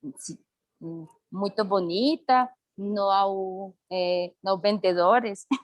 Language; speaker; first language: Portuguese; non-native, learner; Spanish